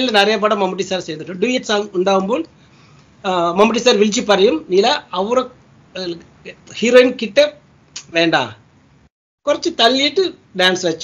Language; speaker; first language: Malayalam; non-native, learner; Tamil